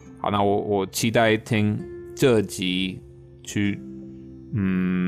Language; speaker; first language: Chinese; non-native, fluent; English